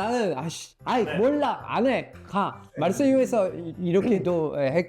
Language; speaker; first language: Korean; native; Korean